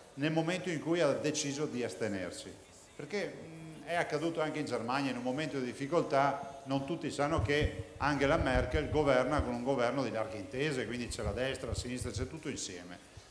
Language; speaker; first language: Italian; non-native, local second language; Venetian